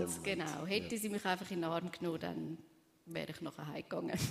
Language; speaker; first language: German; native; German